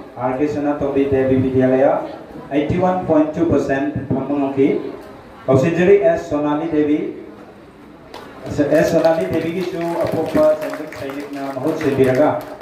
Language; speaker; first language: Manipuri; native; Manipuri